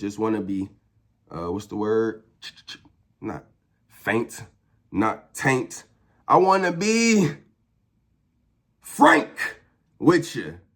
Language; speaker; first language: English; native; English